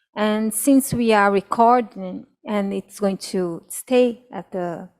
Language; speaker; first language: English; non-native, fluent; Portuguese